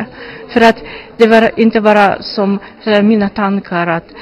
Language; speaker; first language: Swedish; non-native, fluent; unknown